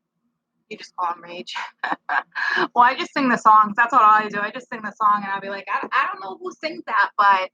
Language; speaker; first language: English; native; English